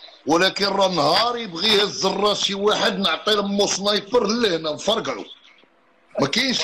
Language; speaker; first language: Arabic; native; Arabic